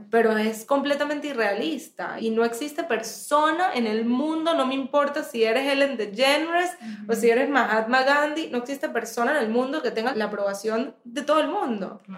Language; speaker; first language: Spanish; native; Spanish